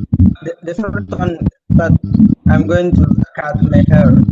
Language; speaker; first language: English; non-native, learner; Indonesian